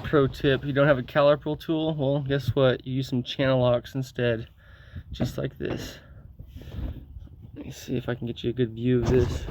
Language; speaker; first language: English; native; English